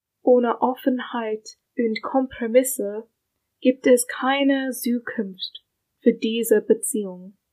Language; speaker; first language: German; non-native, learner; English